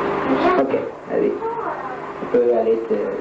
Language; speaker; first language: French; native; French